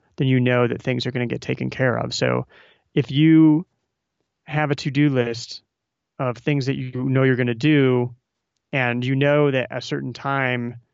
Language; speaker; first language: English; native; English